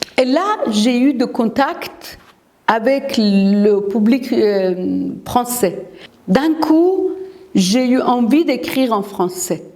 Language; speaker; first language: French; non-native, fluent; Persian